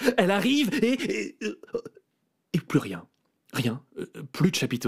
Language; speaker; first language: French; native; French